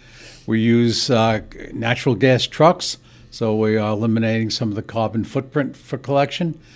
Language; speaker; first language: English; native; English